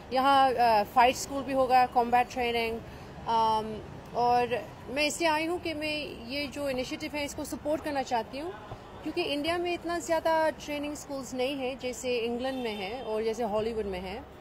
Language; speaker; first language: Hindi; early bilingual, heritage; Hindi